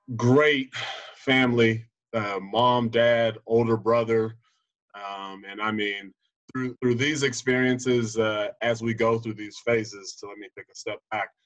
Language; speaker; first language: English; native; English